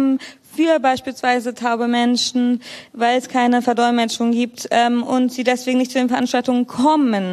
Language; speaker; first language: German; native; German